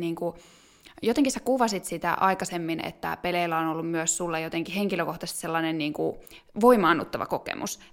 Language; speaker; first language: Finnish; native; Finnish